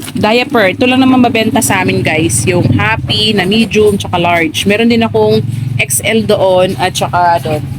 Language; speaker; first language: Filipino; non-native, local second language; Cebuano